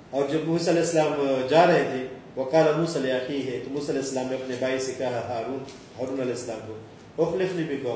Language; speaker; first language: Urdu; native; Urdu